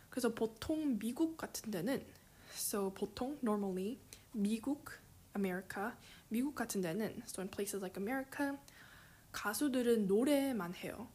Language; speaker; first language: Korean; early bilingual, heritage; Korean